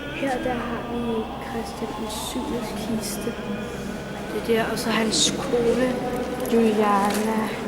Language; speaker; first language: Danish; native; Danish